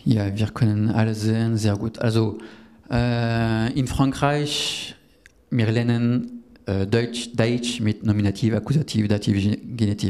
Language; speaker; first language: German; non-native, learner; French